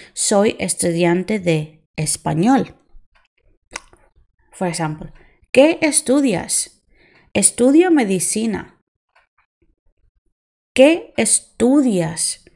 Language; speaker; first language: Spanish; non-native, fluent; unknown